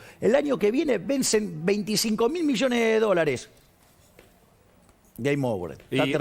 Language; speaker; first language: Spanish; native; Spanish